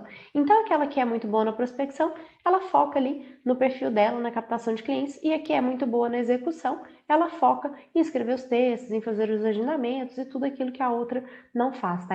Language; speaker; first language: Portuguese; native; Portuguese